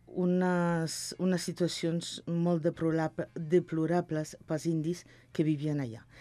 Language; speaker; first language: Catalan; non-native, local second language; Spanish